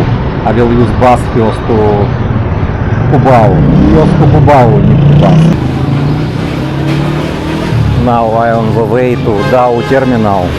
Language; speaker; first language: English; non-native, learner; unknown